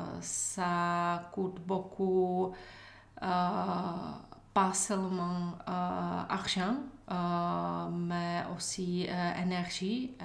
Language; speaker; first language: French; non-native, learner; Czech